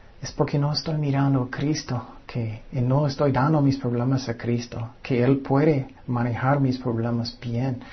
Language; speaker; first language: Spanish; non-native, fluent; English